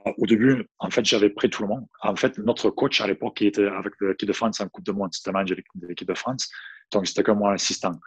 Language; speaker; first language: French; non-native, fluent; English